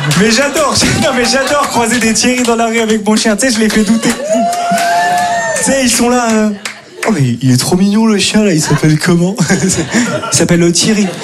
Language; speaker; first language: French; native; French